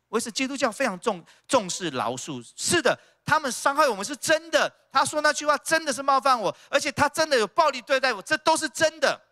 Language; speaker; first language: Chinese; native; Chinese